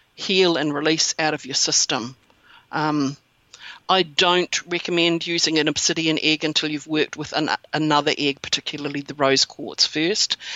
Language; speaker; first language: English; native; English